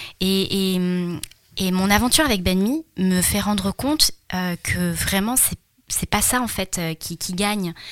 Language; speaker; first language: French; early bilingual, other home language; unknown